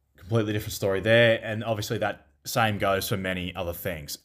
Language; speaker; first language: English; native; English